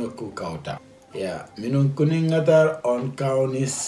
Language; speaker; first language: Finnish; non-native, learner; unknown